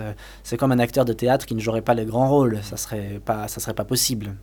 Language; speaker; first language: French; native; French